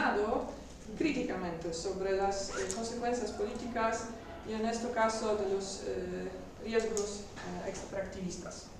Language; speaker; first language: Spanish; non-native, learner; Polish